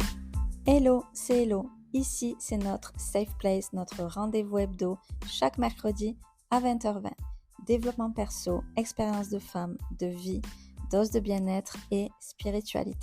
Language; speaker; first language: French; native; French